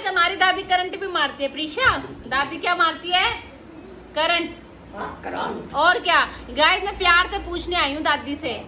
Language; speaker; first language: Hindi; native; Hindi